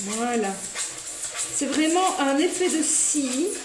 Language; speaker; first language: French; native; French